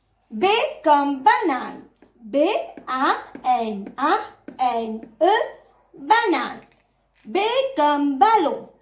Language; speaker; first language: French; non-native, local second language; Morisyen